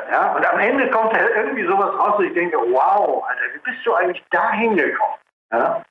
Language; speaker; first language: German; native; German